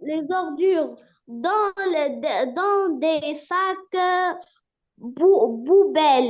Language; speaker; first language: French; non-native, learner; Arabic